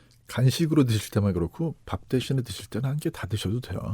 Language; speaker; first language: Korean; native; Korean